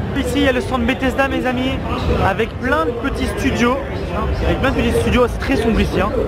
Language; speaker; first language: French; native; French